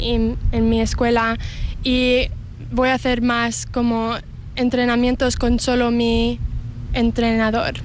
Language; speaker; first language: Spanish; early bilingual, heritage; Spanish